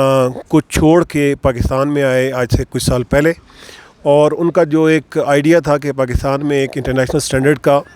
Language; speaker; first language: Urdu; native; Urdu